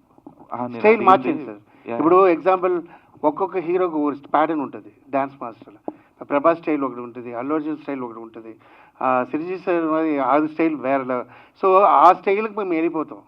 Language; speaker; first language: Telugu; non-native, learner; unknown